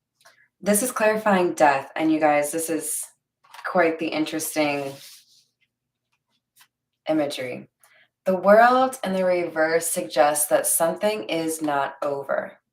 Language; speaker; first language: English; native; English